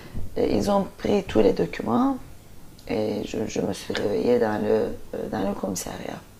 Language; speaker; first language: French; non-native, fluent; Turkish